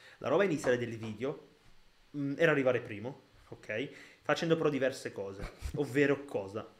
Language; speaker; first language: Italian; early bilingual, other home language; Arabic